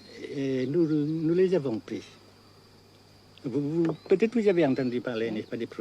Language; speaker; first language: French; non-native, local second language; Vietnamese